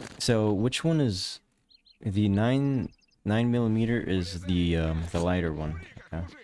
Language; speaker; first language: English; non-native, local second language; Filipino